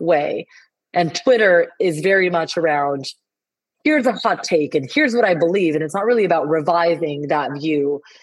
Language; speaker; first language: English; non-native, fluent; Spanish